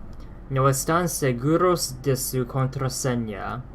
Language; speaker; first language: Spanish; non-native, learner; English